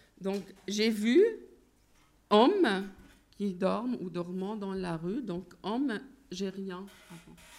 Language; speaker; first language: French; non-native, fluent; Arabic